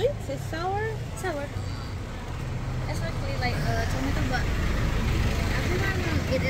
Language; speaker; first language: English; non-native, learner; Indonesian